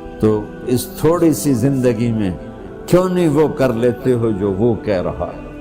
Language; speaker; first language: Urdu; non-native, local second language; Punjabi